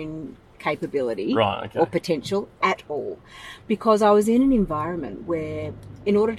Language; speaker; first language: English; native; English